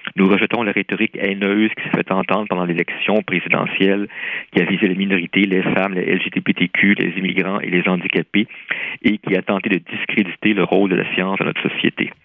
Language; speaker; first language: French; native; French